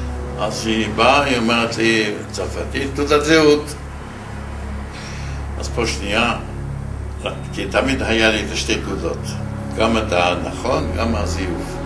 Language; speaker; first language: Hebrew; non-native, fluent; French